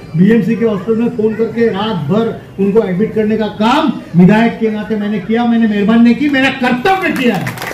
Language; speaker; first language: Hindi; non-native, local second language; Marathi